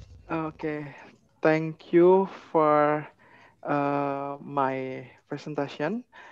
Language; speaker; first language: English; non-native, learner; Indonesian